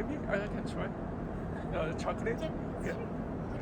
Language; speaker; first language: English; non-native, learner; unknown